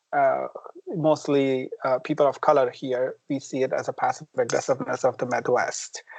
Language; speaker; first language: English; non-native, fluent; Persian